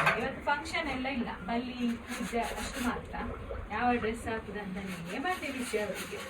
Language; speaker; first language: Kannada; non-native, local second language; Tulu